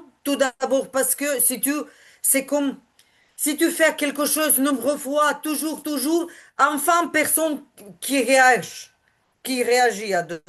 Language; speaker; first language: French; non-native, learner; Ukrainian